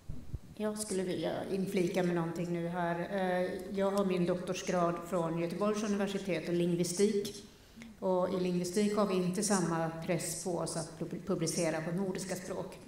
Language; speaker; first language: Swedish; native; Swedish